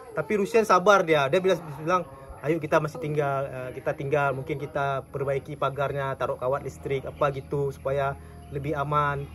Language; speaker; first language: Indonesian; native; Indonesian